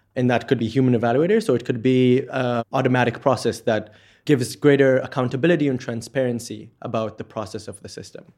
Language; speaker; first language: English; non-native, fluent; Hebrew